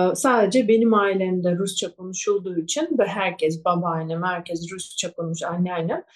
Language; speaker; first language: Turkish; non-native, fluent; Russian